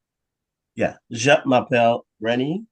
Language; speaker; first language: French; non-native, learner; English